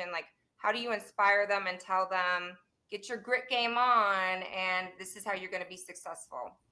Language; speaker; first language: English; native; English